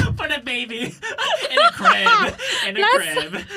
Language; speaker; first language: English; early bilingual, other home language; Chinese